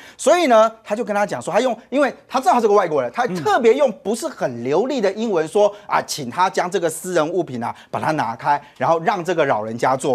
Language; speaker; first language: Chinese; native; Chinese